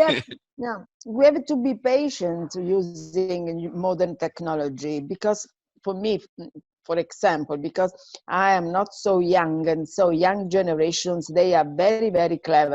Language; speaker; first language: English; non-native, fluent; Italian